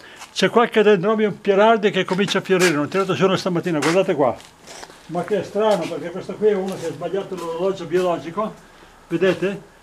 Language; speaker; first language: Italian; native; Italian